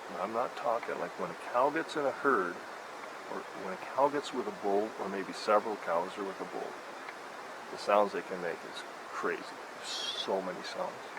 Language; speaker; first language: English; native; English